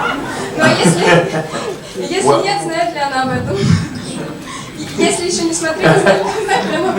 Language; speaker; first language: Russian; native; Russian